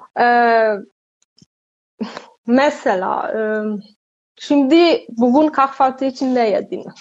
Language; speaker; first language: Turkish; non-native, learner; Polish